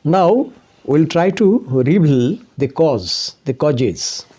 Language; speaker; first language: English; non-native, local second language; Bangla